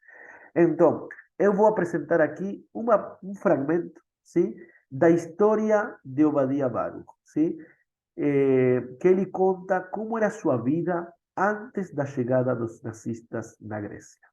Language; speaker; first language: Portuguese; non-native, fluent; Spanish